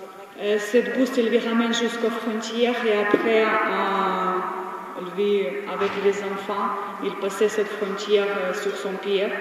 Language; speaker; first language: French; non-native, learner; Ukrainian